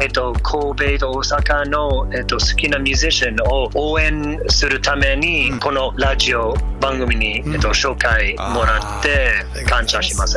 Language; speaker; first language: Japanese; non-native, learner; English